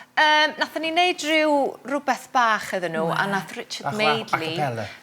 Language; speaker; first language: Welsh; native; Welsh